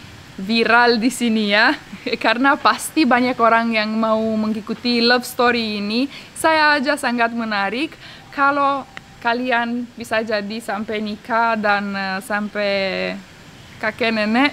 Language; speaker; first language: Indonesian; non-native, fluent; Romanian